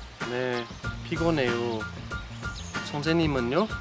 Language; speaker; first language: Korean; non-native, fluent; Portuguese